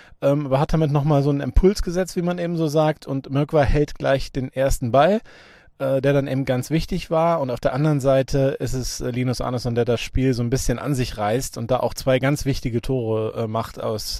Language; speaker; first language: German; native; German